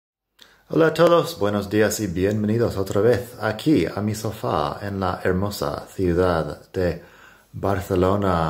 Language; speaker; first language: Spanish; non-native, fluent; English